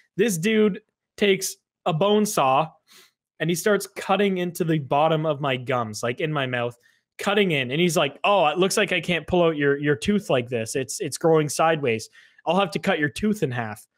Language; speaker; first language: English; native; English